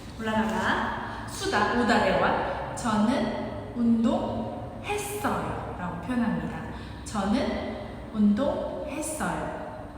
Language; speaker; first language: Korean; non-native, fluent; Indonesian